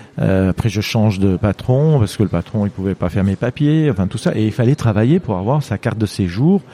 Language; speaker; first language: French; non-native, fluent; Armenian